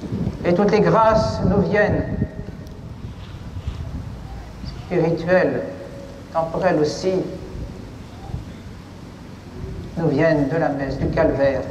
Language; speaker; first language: French; native; French